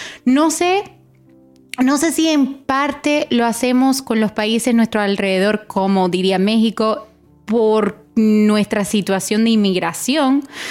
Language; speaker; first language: Spanish; early bilingual, heritage; Spanish